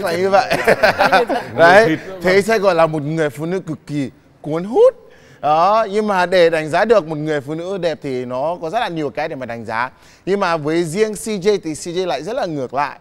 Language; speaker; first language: Vietnamese; non-native, fluent; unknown